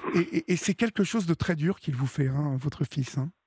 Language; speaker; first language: French; native; French